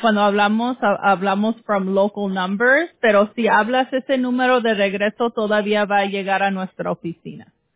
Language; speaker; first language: Spanish; early bilingual, heritage; Spanish